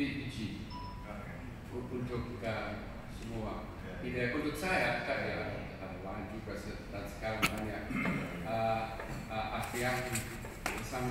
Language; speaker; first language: Indonesian; non-native, fluent; English